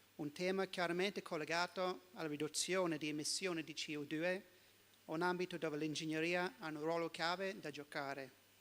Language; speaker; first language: Italian; non-native, fluent; English